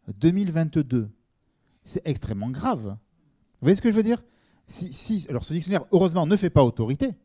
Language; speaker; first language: French; native; French